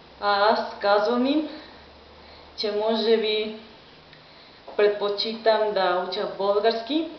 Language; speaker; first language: Bulgarian; non-native, learner; Spanish